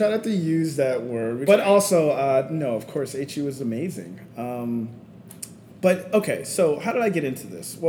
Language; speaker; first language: English; native; English